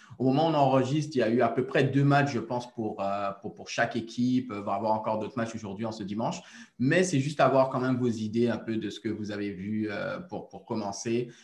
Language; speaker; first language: French; native; French